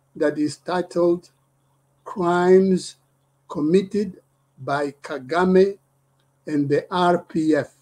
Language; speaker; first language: English; non-native, fluent; Lingala